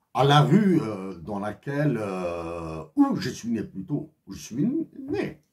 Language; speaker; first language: French; non-native, local second language; Kabyle